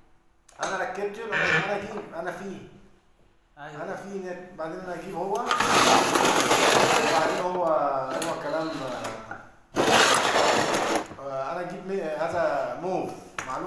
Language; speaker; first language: Arabic; non-native, learner; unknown